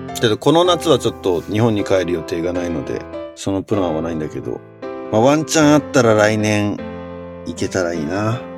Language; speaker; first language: Japanese; native; Japanese